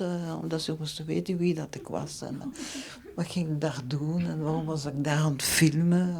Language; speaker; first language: Dutch; non-native, local second language; French